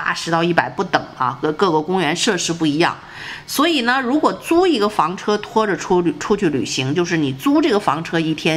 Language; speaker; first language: Chinese; native; Chinese